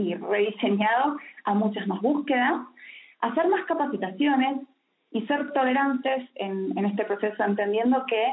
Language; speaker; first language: Spanish; native; Spanish